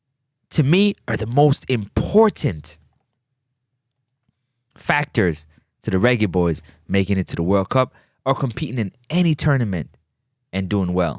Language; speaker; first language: English; native; English